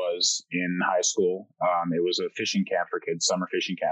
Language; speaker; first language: English; early bilingual, other home language; French